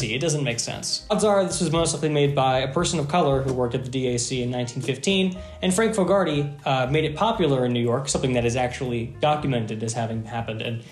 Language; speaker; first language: English; native; English